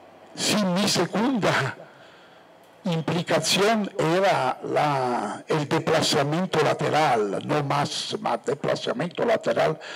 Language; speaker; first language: Spanish; non-native, fluent; Italian